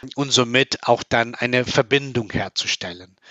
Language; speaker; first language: German; non-native, fluent; Spanish